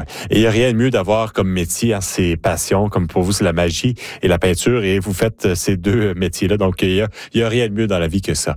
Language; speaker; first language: French; native; French